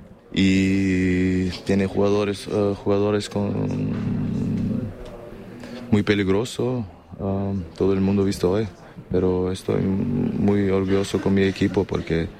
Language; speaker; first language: Spanish; non-native, learner; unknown